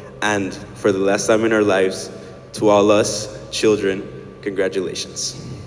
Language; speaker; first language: English; early bilingual, other home language; Spanish